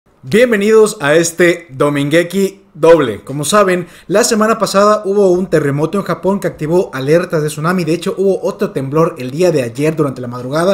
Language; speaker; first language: Spanish; native; Spanish